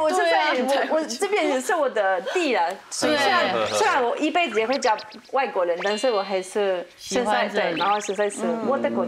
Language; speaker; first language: Chinese; non-native, fluent; French